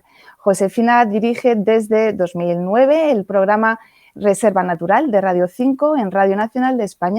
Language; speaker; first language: Spanish; native; Spanish